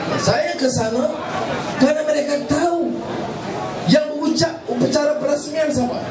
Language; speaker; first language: Malay; native; Malay